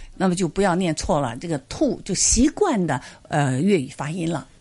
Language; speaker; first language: Chinese; non-native, local second language; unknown